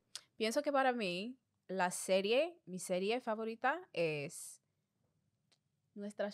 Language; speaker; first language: Spanish; non-native, learner; English